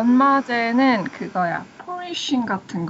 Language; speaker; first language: Korean; early bilingual, heritage; Korean